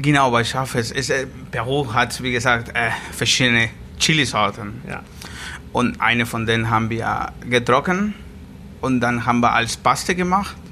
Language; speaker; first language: German; non-native, learner; Spanish